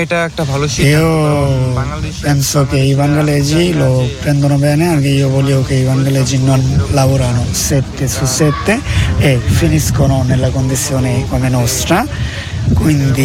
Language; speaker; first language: Italian; non-native, learner; Bangla